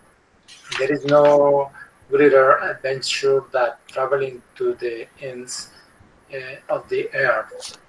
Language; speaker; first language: English; non-native, learner; Spanish